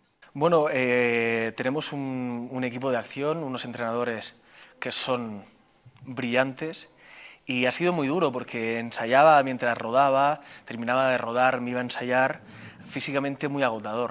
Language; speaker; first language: Spanish; native; Spanish